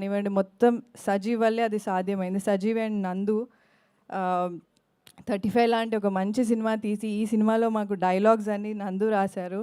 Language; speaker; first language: Telugu; native; Telugu